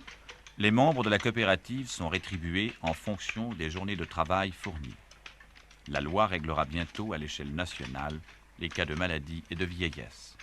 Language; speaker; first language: French; native; French